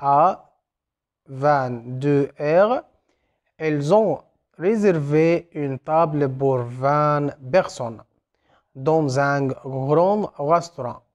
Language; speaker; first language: French; non-native, fluent; Arabic